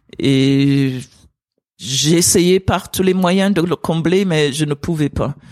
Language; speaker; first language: French; non-native, fluent; English